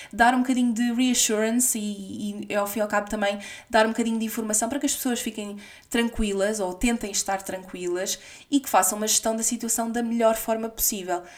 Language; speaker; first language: Portuguese; native; Portuguese